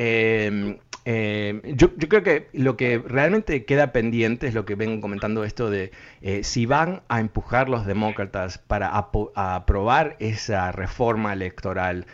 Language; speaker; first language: Spanish; native; Spanish